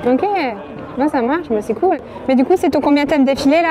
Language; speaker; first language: French; native; French